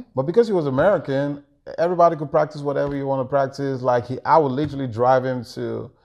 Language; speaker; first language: English; non-native, local second language; Igbo